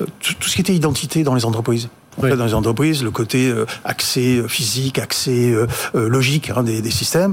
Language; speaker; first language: French; native; French